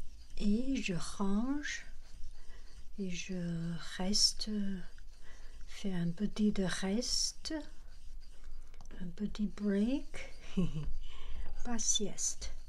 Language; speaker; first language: French; non-native, learner; Chinese